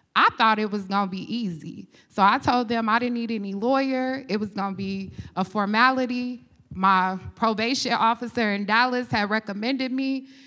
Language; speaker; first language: English; native; English